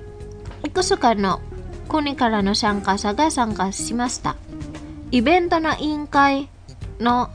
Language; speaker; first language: Japanese; non-native, fluent; Indonesian